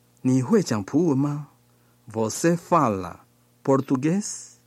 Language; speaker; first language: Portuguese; non-native, learner; Chinese